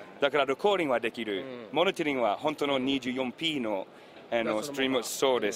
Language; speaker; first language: Japanese; non-native, learner; English